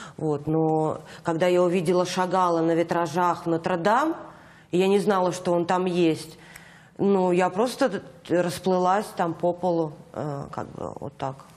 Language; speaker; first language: Russian; native; Russian